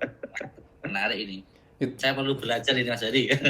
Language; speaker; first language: Indonesian; native; Indonesian